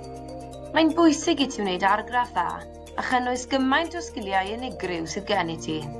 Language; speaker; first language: Welsh; native; Welsh